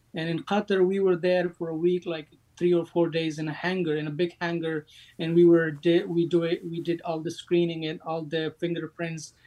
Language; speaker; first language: English; non-native, fluent; Persian